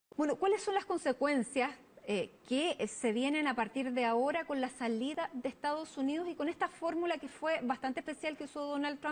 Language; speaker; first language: Spanish; native; Spanish